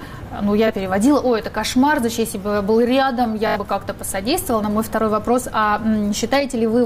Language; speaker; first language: Russian; native; Russian